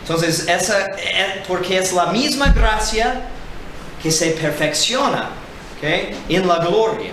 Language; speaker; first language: Spanish; non-native, fluent; English